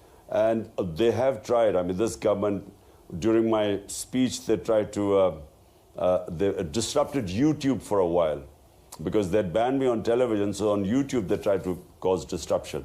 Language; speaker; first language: English; non-native, local second language; Urdu